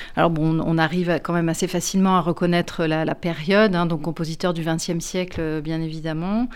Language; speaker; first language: French; native; French